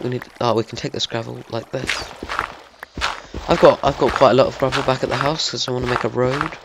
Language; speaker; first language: English; native; English